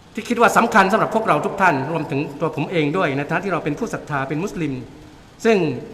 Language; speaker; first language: Thai; non-native, local second language; Malay